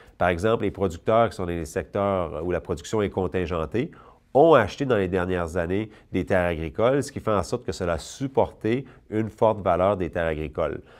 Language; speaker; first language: French; native; French